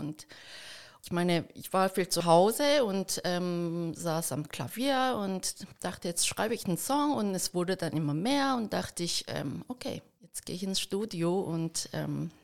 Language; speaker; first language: German; early bilingual, heritage; Korean